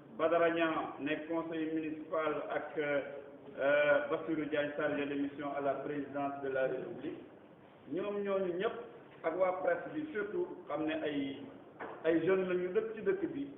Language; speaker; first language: Wolof; native; Wolof